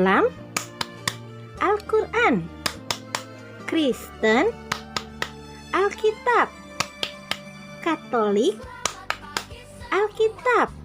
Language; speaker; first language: Indonesian; native; Indonesian